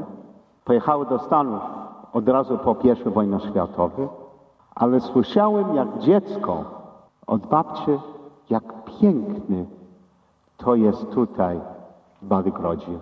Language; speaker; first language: Polish; non-native, learner; English